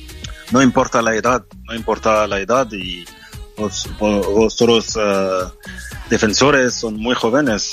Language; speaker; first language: Spanish; non-native, fluent; French